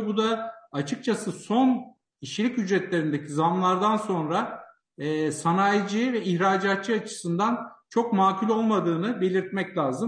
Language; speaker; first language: Turkish; native; Turkish